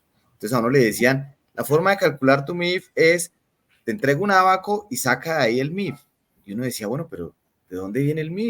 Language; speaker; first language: Spanish; native; Spanish